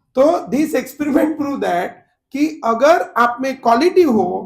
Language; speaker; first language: Hindi; non-native, local second language; Marathi